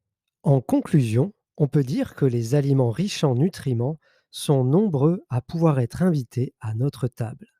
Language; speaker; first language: French; native; French